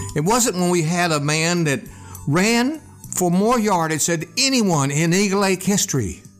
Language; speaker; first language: English; native; English